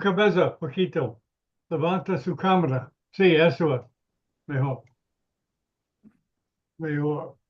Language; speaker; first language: Spanish; non-native, learner; English